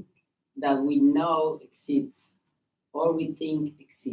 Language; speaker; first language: English; non-native, learner; Spanish